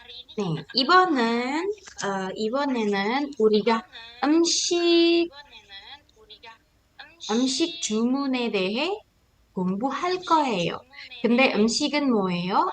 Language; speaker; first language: Korean; non-native, fluent; Indonesian